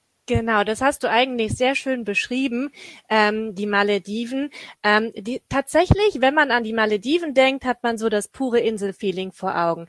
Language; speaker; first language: German; native; German